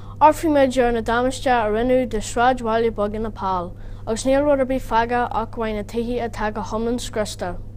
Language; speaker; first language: Irish; non-native, local second language; English